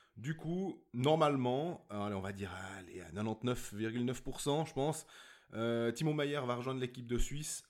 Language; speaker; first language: French; native; French